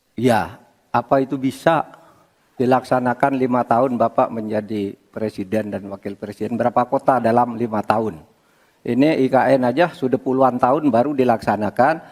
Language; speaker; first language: Indonesian; native; Indonesian